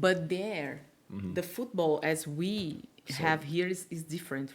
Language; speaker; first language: English; non-native, learner; Portuguese